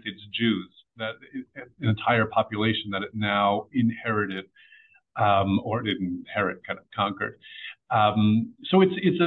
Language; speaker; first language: English; native; English